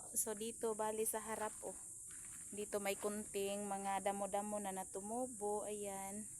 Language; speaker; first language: Filipino; non-native, local second language; Cebuano